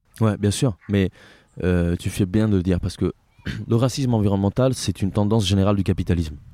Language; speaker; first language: French; non-native, fluent; Italian